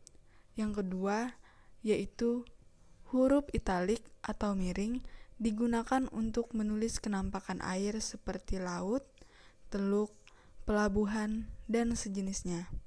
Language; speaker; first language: Indonesian; native; Indonesian